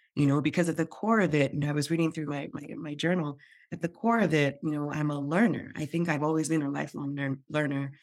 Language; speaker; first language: English; non-native, local second language; Yoruba